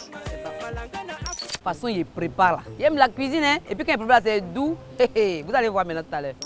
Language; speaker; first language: French; non-native, local second language; Yoruba